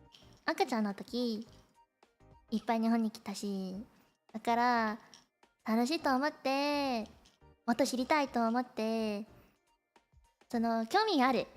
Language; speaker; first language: Japanese; non-native, learner; Cantonese